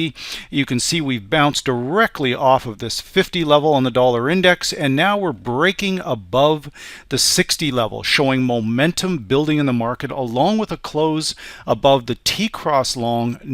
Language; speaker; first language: English; native; English